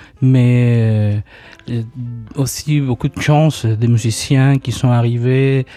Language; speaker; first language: French; non-native, fluent; Spanish